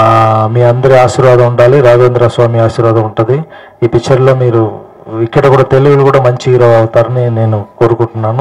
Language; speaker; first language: Telugu; non-native, local second language; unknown